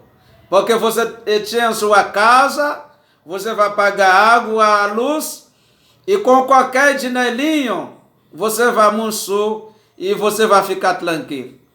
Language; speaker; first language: Portuguese; non-native, learner; Haitian Creole